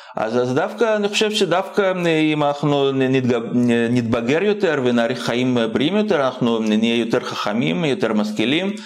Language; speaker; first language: Hebrew; non-native, fluent; Russian